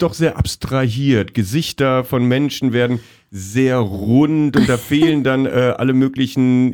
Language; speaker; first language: German; native; German